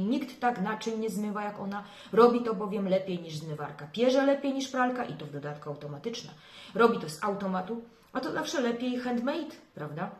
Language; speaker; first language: Polish; native; Polish